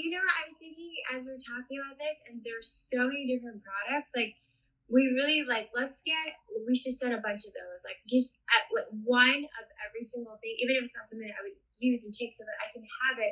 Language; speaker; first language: English; native; English